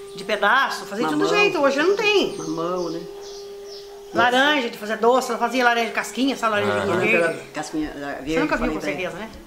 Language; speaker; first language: Portuguese; native; Portuguese